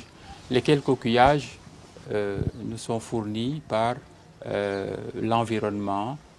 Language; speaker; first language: French; non-native, local second language; Serer